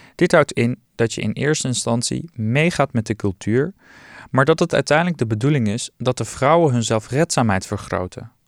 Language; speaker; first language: Dutch; early bilingual, other home language; Turkish